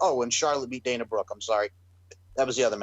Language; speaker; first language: English; native; English